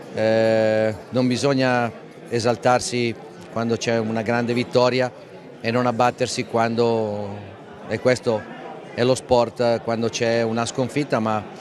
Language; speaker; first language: Italian; native; Italian